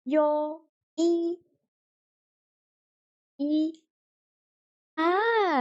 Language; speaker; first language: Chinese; non-native, learner; French